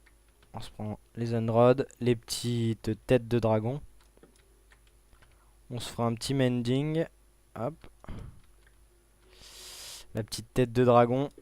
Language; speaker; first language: French; native; French